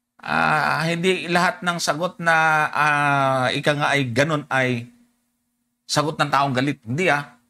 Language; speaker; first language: Filipino; non-native, local second language; Cebuano